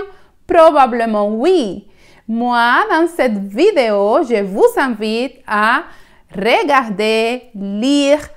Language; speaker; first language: French; non-native, fluent; Spanish